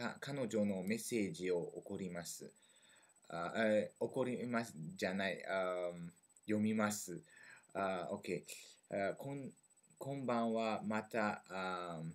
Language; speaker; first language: Japanese; non-native, learner; French